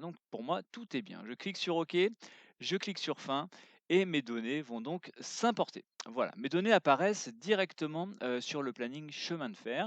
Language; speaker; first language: French; native; French